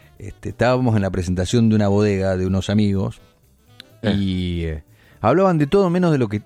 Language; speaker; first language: Spanish; native; Spanish